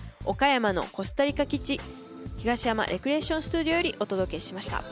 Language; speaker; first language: Japanese; native; Japanese